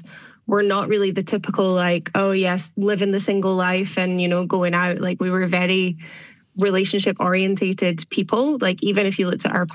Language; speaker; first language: English; native; English